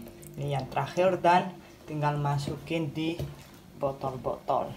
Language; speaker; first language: Indonesian; non-native, fluent; Spanish